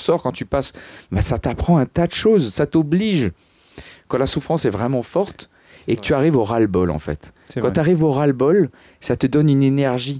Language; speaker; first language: French; native; French